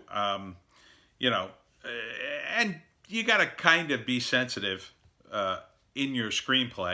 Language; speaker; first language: English; native; English